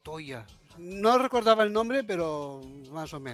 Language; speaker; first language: Spanish; native; Spanish